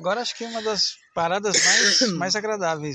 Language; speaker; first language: Portuguese; native; Portuguese